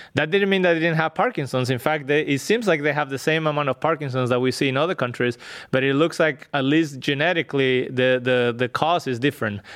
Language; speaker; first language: English; non-native, fluent; Spanish